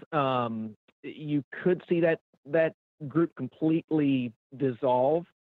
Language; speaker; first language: English; native; English